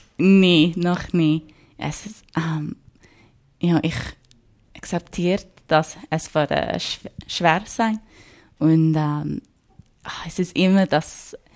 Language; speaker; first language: German; non-native, learner; English